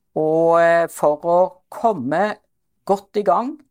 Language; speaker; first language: Norwegian; native; Norwegian